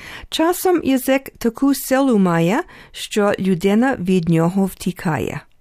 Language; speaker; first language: Ukrainian; early bilingual, heritage; Ukrainian